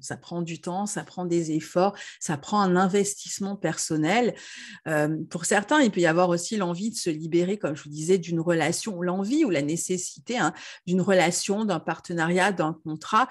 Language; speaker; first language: French; native; French